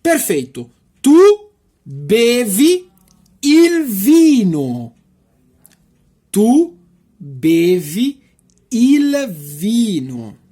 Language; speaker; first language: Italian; non-native, fluent; Portuguese